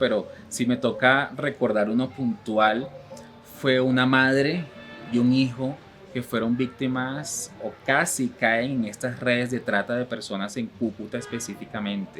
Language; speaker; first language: Spanish; native; Spanish